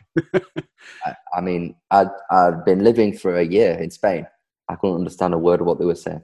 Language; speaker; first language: English; native; English